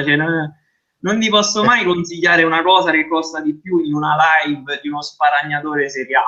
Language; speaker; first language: Italian; native; Italian